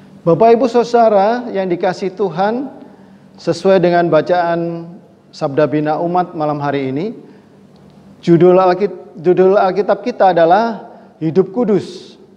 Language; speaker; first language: Indonesian; native; Indonesian